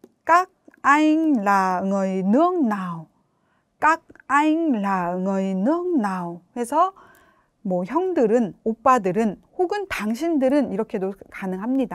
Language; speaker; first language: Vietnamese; non-native, fluent; Korean